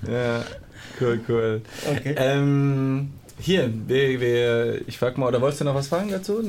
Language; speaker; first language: German; native; German